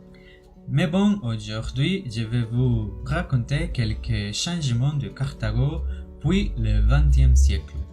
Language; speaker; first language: French; non-native, learner; Spanish